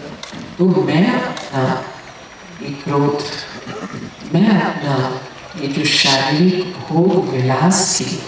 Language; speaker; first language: Hindi; native; Hindi